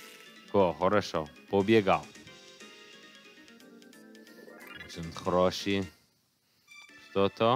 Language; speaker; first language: Russian; non-native, learner; English